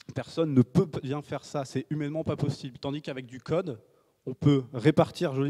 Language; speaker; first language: French; native; French